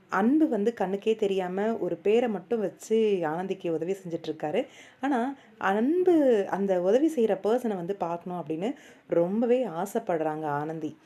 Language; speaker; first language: Tamil; native; Tamil